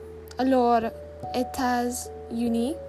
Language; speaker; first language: French; non-native, learner; English